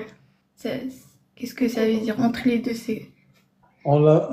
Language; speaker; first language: French; non-native, learner; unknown